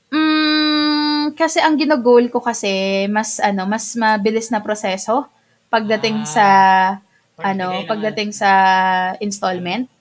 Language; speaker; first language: Filipino; non-native, local second language; Bikol